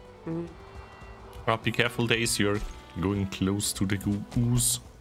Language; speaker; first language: English; non-native, fluent; German